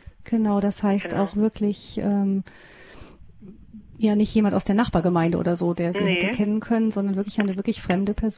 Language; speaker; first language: German; native; German